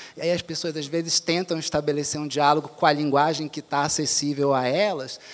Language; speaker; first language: Portuguese; native; Portuguese